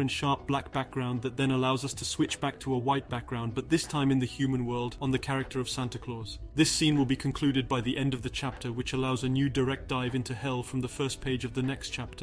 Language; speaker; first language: English; non-native, fluent; French